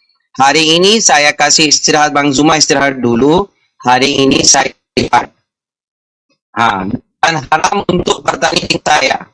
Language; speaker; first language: Indonesian; non-native, fluent; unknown